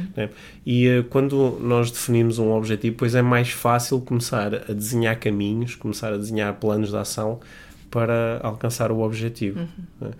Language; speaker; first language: Portuguese; native; Portuguese